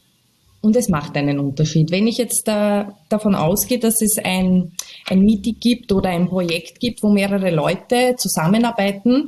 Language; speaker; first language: German; native; German